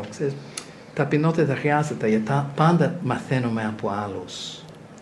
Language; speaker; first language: Greek; non-native, learner; English